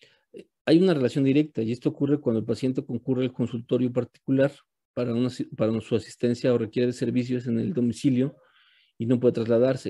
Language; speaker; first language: Spanish; native; Spanish